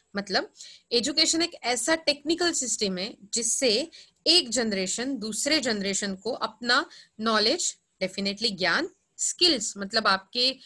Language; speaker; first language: Hindi; non-native, local second language; Marathi